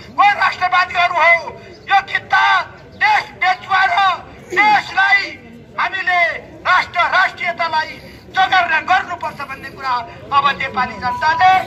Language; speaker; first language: Nepali; native; Nepali